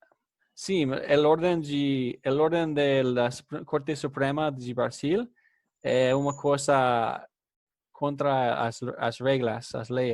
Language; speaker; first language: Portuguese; non-native, learner; English